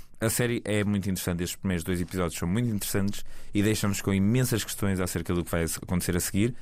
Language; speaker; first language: Portuguese; native; Portuguese